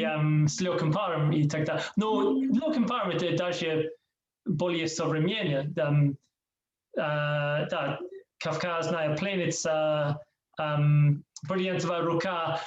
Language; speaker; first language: Russian; non-native, learner; English